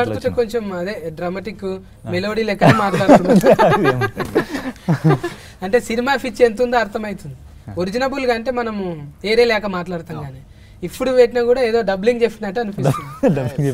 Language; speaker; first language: Telugu; native; Telugu